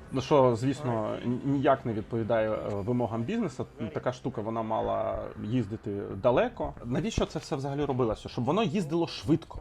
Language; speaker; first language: Ukrainian; non-native, local second language; Russian